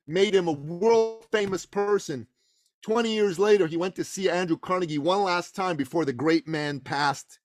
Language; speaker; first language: English; early bilingual, other home language; Persian